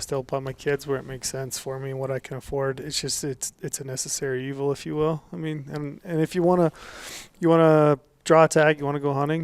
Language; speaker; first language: English; native; English